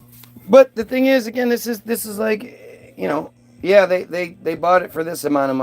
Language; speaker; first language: English; native; English